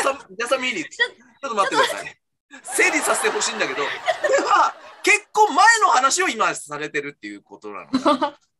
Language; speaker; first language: Japanese; native; Japanese